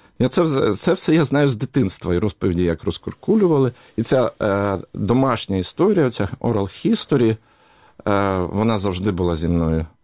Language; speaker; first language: Ukrainian; native; Ukrainian